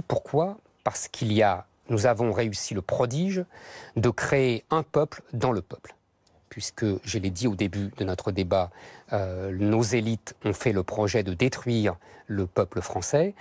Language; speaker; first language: French; native; French